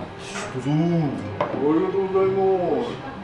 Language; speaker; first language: Japanese; native; Japanese